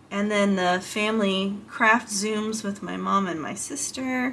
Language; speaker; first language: English; native; English